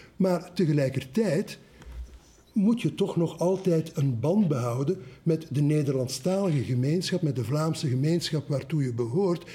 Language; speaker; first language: Dutch; native; Dutch